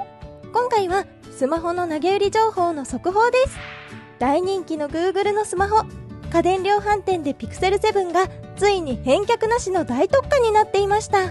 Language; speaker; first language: Japanese; native; Japanese